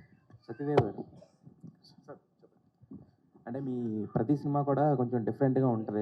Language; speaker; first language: Telugu; native; Telugu